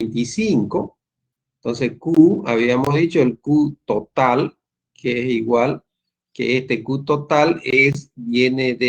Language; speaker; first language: Spanish; native; Spanish